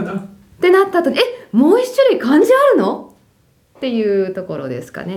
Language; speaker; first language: Japanese; native; Japanese